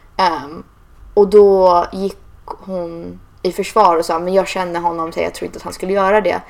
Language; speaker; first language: Swedish; native; Swedish